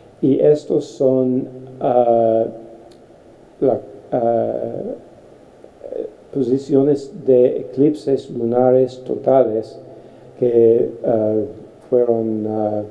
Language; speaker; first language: Spanish; non-native, fluent; English